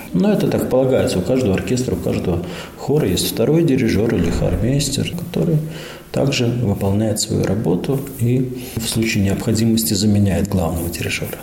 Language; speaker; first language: Russian; native; Russian